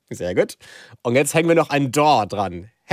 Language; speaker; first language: German; native; German